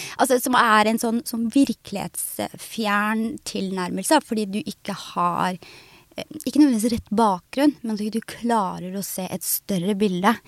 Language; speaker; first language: Norwegian; early bilingual, other home language; Somali